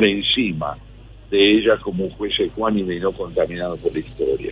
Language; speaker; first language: Spanish; native; Spanish